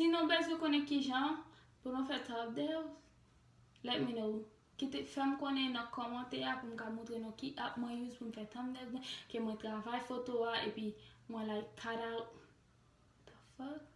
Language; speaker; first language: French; non-native, learner; Haitian Creole